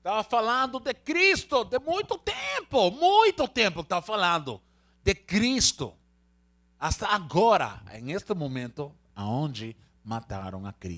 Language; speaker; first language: Portuguese; non-native, learner; Spanish